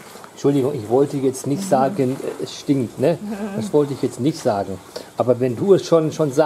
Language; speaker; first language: German; native; German